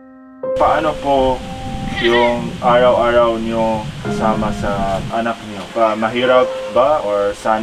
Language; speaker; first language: Filipino; non-native, learner; Arabic